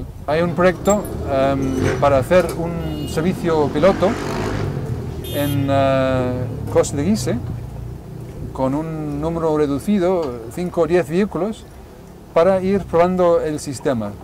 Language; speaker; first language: Spanish; non-native, fluent; English